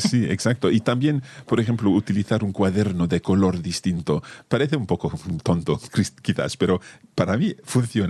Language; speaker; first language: Spanish; non-native, fluent; English